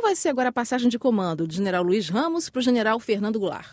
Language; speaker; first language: Portuguese; native; Portuguese